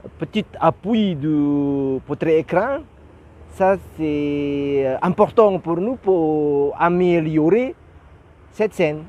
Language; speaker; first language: French; non-native, learner; Indonesian